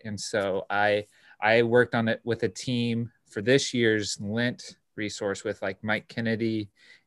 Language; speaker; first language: English; native; English